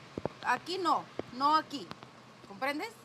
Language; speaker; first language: Spanish; non-native, learner; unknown